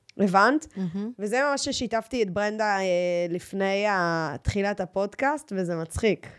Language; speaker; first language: Hebrew; native; Hebrew